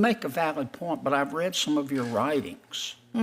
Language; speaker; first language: English; native; English